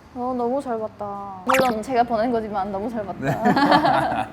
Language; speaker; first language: Korean; non-native, fluent; Polish